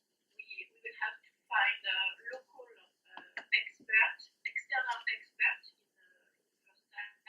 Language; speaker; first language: English; non-native, fluent; French